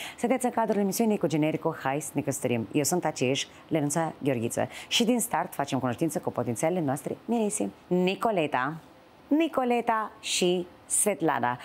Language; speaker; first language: Romanian; native; Romanian